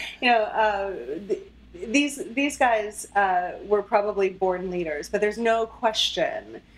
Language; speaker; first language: English; native; English